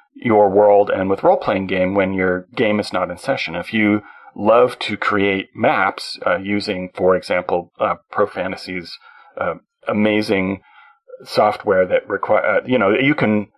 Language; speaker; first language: English; native; English